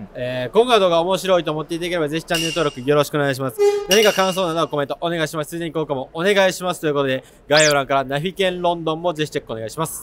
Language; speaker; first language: Japanese; native; Japanese